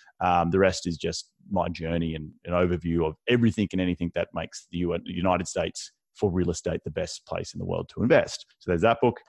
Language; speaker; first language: English; native; English